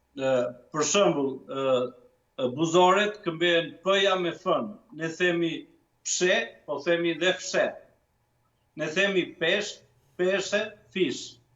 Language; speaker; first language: Albanian; native; Albanian